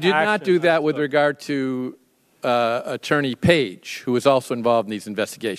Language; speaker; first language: English; native; English